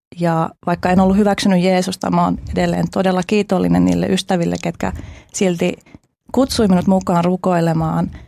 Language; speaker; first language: Finnish; early bilingual, other home language; Albanian